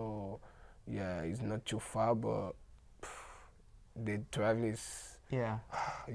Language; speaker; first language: English; non-native, learner; Portuguese